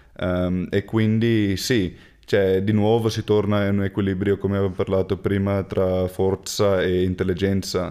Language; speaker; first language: Italian; non-native, fluent; Afrikaans